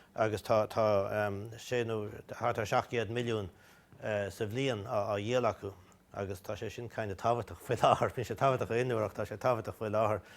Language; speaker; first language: Irish; native; Irish